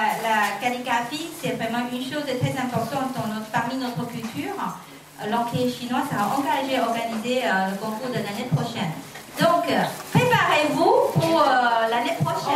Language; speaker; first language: French; non-native, fluent; Chinese